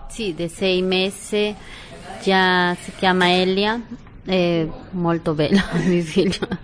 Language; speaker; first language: Italian; non-native, learner; Spanish